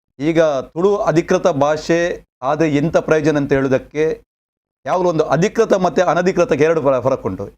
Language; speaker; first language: Kannada; non-native, local second language; Tulu